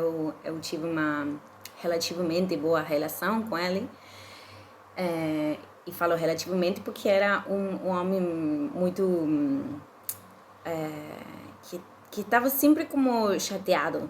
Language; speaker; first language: Portuguese; non-native, fluent; Spanish